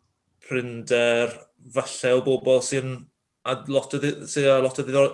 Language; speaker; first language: Welsh; native; Welsh